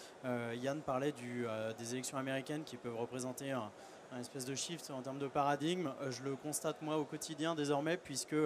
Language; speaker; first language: French; native; French